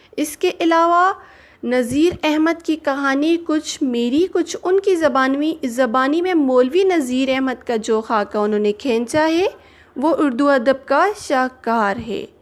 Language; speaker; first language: Urdu; non-native, local second language; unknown